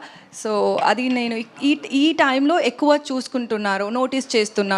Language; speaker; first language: Telugu; non-native, learner; Tamil